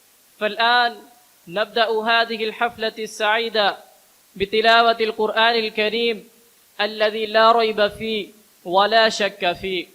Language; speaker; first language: Arabic; non-native, learner; Urdu